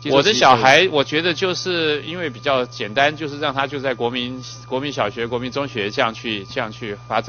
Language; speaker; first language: Chinese; native; Chinese